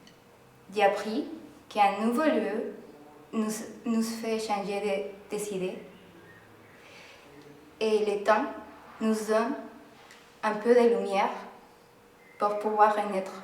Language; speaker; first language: French; non-native, learner; Spanish